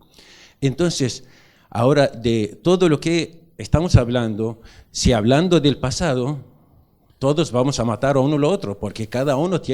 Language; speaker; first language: Spanish; non-native, learner; Arabic